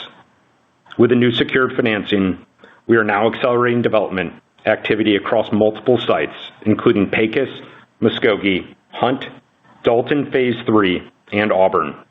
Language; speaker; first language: English; native; English